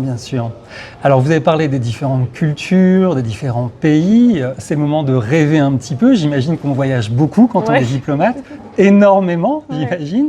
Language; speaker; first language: French; native; French